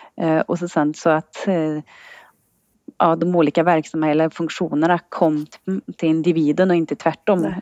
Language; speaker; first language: Swedish; native; Swedish